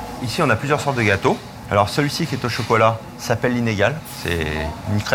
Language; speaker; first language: French; native; French